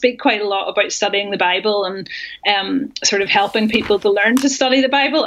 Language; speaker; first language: English; native; English